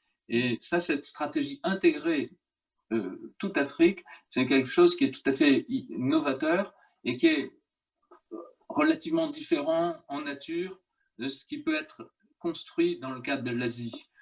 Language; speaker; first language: French; native; French